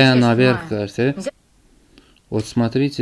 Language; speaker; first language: Russian; non-native, learner; Turkmen